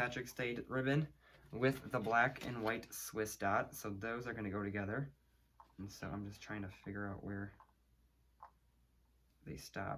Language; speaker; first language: English; native; English